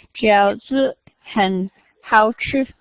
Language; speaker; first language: Chinese; non-native, learner; English